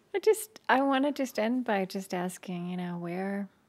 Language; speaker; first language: English; native; English